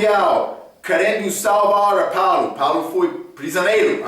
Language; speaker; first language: Portuguese; non-native, fluent; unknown